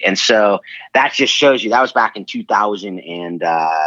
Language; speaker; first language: English; native; English